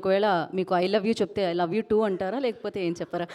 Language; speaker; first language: Telugu; native; Telugu